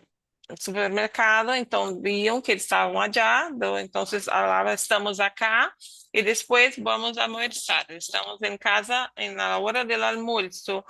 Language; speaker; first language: Spanish; non-native, learner; Portuguese